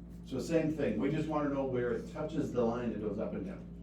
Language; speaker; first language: English; native; English